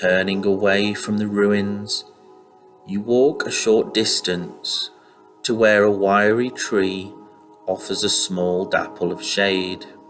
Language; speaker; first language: English; native; English